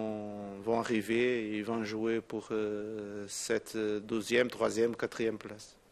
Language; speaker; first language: French; non-native, fluent; Portuguese